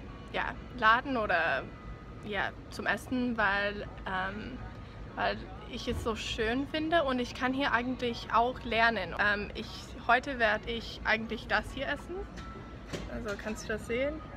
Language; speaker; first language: German; non-native, learner; English